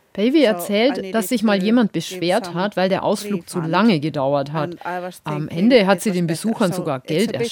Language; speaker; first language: German; native; German